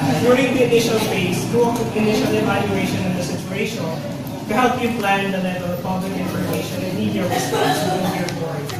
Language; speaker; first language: English; non-native, local second language; Filipino